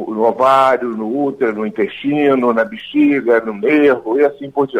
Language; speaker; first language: Portuguese; native; Portuguese